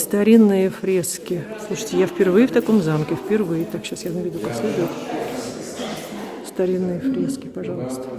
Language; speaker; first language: Russian; native; Russian